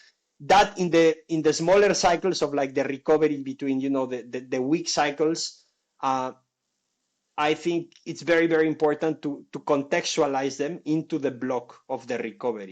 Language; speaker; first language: English; non-native, fluent; Spanish